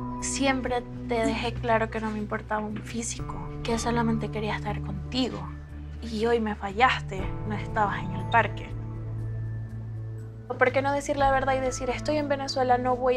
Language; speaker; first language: Spanish; native; Spanish